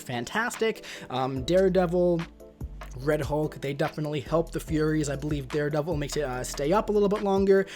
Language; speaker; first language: English; native; English